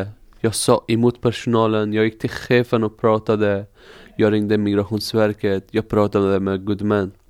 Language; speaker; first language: Swedish; non-native, fluent; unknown